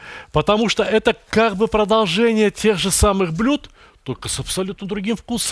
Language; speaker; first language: Russian; native; Russian